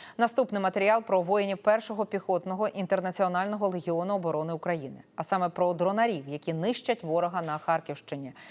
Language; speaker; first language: Ukrainian; native; Ukrainian